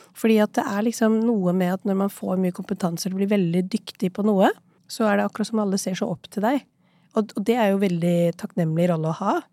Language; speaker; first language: Norwegian; early bilingual, other home language; Urdu